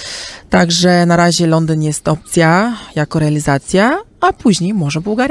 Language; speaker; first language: Polish; early bilingual, heritage; Polish